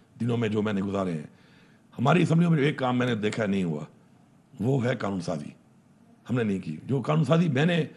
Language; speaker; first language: Urdu; non-native, local second language; Pashto